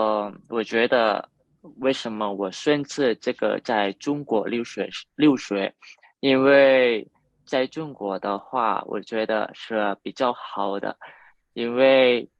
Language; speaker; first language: Chinese; non-native, learner; Indonesian